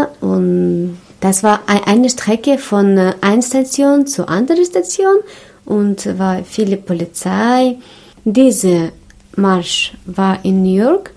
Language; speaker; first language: German; non-native, learner; Russian